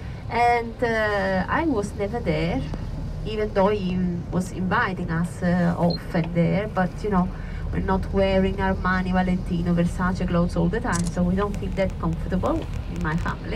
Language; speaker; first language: English; non-native, fluent; Italian